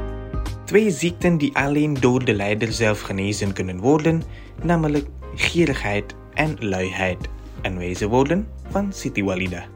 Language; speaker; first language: Dutch; non-native, fluent; Indonesian